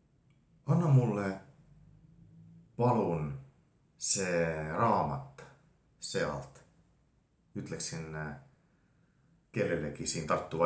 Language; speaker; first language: Estonian; non-native, fluent; Finnish